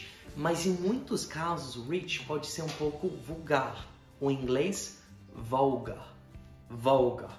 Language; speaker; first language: Portuguese; non-native, fluent; English